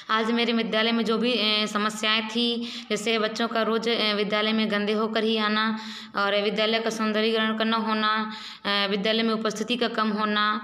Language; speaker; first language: Hindi; native; Hindi